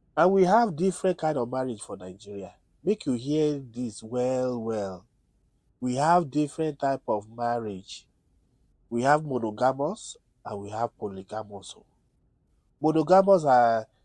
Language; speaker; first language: Nigerian Pidgin; non-native, local second language; Yoruba